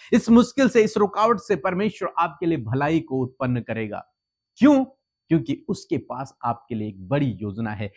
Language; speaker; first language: Hindi; native; Hindi